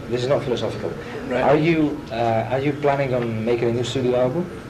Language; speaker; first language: English; non-native, fluent; Greek